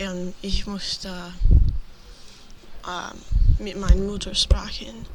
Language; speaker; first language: German; non-native, learner; English